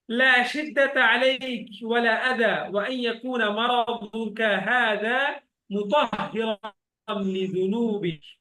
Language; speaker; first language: Arabic; non-native, fluent; Bangla